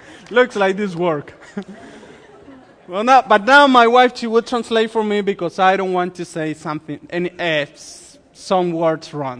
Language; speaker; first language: English; non-native, learner; Spanish